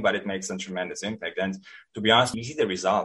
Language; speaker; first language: English; non-native, fluent; German